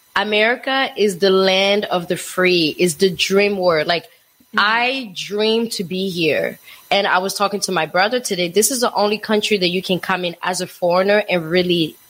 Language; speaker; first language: English; non-native, fluent; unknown